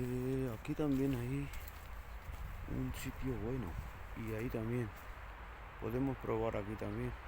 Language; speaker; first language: Spanish; non-native, fluent; Punjabi